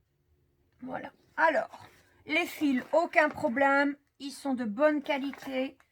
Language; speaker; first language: French; native; French